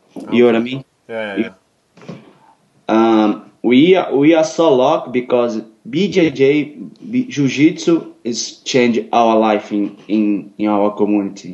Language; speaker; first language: English; non-native, learner; Portuguese